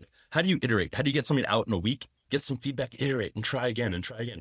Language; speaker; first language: English; native; English